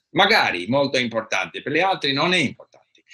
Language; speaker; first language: Italian; non-native, learner; English